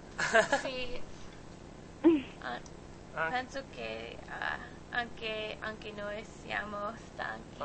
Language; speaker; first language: Italian; non-native, learner; English